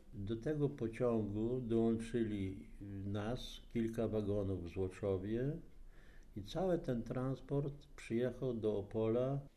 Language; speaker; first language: Polish; native; Polish